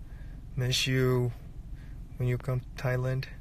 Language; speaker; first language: English; non-native, fluent; Korean